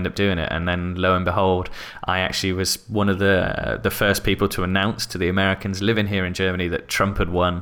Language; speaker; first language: English; native; English